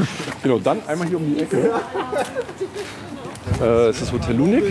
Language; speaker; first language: German; native; German